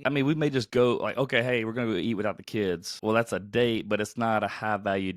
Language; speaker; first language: English; native; English